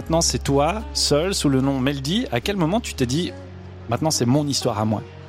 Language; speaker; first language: French; native; French